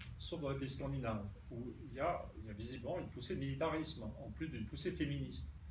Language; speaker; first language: French; native; French